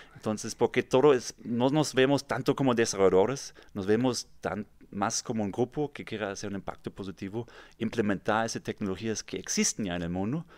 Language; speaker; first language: Spanish; non-native, fluent; German